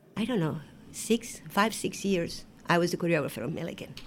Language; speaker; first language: English; non-native, fluent; Spanish